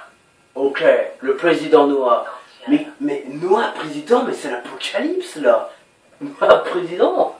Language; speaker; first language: French; native; French